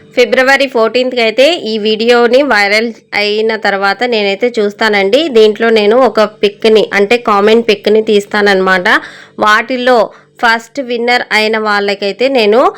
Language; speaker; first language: Telugu; non-native, local second language; Urdu